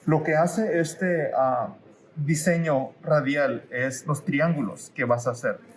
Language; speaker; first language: Spanish; early bilingual, heritage; Spanish